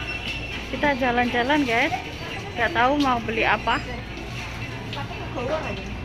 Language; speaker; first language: Indonesian; non-native, local second language; Javanese